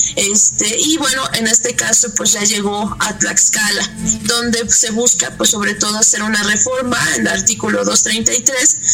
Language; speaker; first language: Spanish; native; Spanish